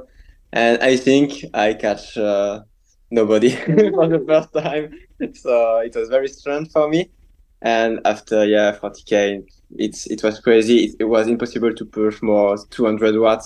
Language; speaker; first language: English; non-native, learner; French